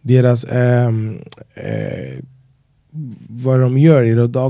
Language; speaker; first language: Swedish; non-native, fluent; Spanish